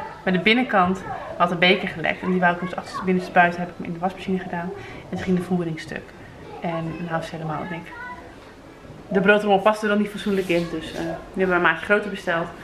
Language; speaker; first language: Dutch; native; Dutch